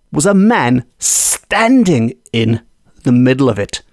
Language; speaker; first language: English; native; English